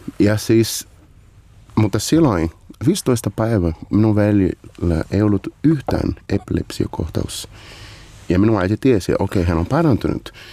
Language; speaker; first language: Finnish; non-native, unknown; Portuguese